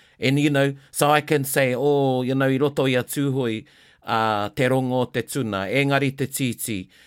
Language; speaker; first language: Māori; non-native, local second language; English